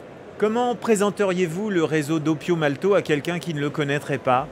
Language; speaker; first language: French; native; French